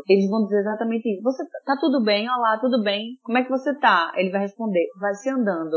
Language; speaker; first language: Portuguese; native; Portuguese